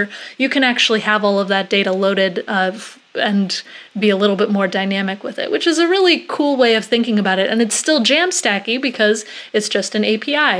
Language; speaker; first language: English; native; English